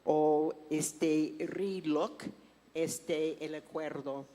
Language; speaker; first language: Spanish; non-native, fluent; English